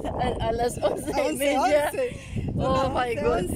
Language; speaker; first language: Spanish; non-native, learner; Filipino